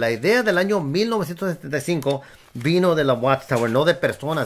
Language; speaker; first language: Spanish; early bilingual, other home language; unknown